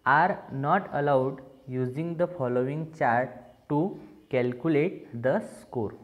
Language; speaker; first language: English; non-native, local second language; Marathi